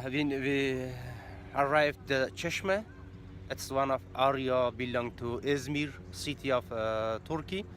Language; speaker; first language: English; non-native, learner; Persian